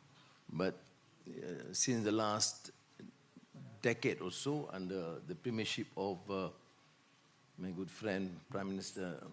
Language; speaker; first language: English; non-native, local second language; Malay